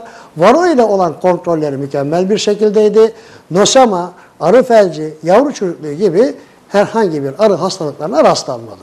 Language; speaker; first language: Turkish; native; Turkish